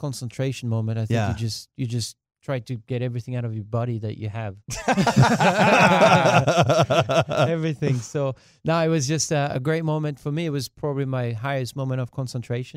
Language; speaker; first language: English; non-native, fluent; French